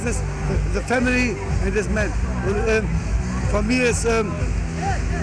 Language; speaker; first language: English; non-native, learner; German